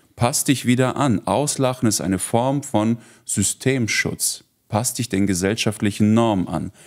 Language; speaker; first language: German; early bilingual, heritage; Russian